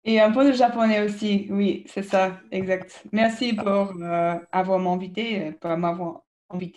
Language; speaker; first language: French; non-native, fluent; English